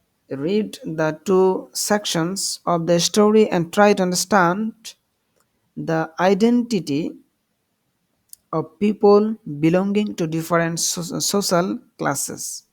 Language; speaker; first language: English; non-native, local second language; Bangla